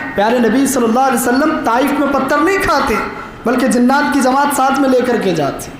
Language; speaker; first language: Urdu; native; Urdu